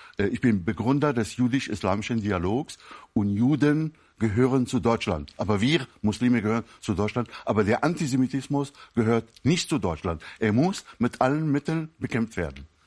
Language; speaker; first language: German; non-native, fluent; Arabic